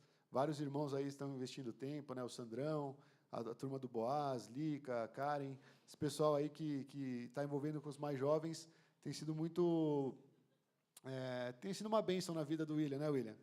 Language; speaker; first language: Portuguese; native; Portuguese